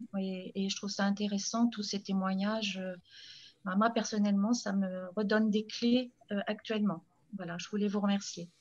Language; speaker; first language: French; native; French